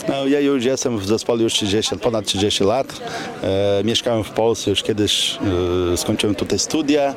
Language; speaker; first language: Polish; non-native, fluent; Portuguese